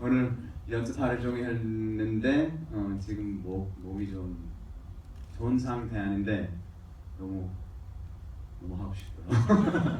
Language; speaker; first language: Korean; early bilingual, heritage; English